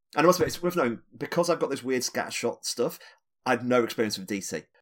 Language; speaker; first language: English; native; English